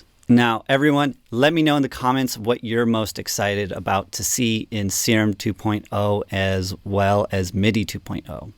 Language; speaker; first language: English; native; English